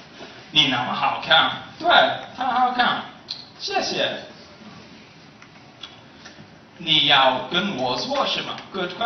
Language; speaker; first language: Chinese; non-native, learner; English